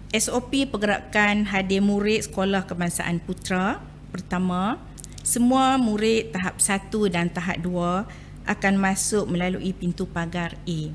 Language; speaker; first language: Malay; native; Malay